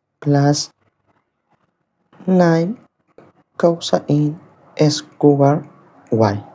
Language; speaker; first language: English; non-native, fluent; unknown